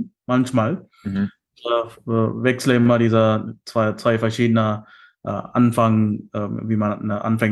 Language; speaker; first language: German; non-native, fluent; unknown